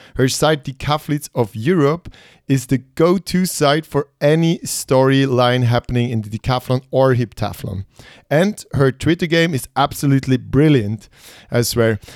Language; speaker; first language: English; non-native, fluent; Swiss German